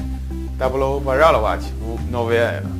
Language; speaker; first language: Russian; non-native, learner; Chinese